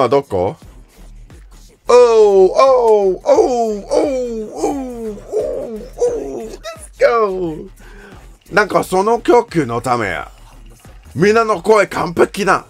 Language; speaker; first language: Japanese; non-native, learner; English